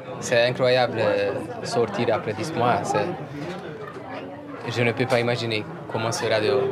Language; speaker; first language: French; non-native, learner; Spanish